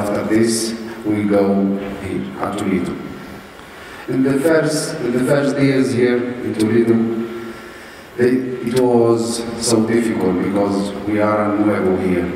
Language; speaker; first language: English; non-native, learner; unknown